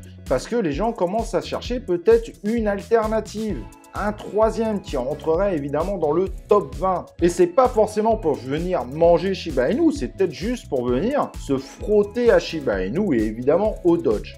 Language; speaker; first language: French; native; French